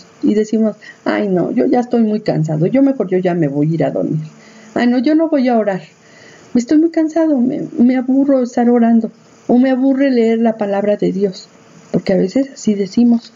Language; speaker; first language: Spanish; native; Spanish